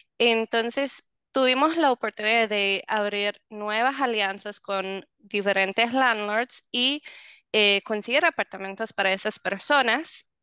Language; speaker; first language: Spanish; non-native, fluent; English